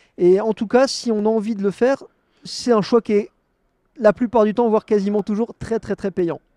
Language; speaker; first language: French; native; French